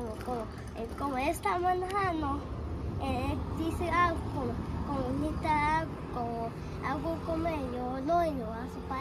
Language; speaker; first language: Spanish; early bilingual, heritage; Spanish